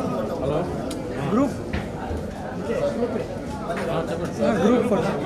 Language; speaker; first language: Telugu; native; Telugu